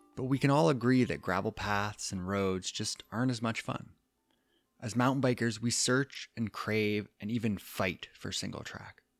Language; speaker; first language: English; native; English